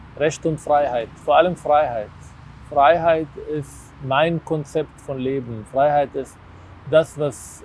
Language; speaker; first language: German; non-native, fluent; Arabic